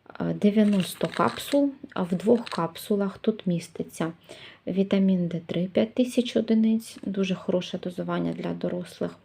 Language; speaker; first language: Ukrainian; native; Ukrainian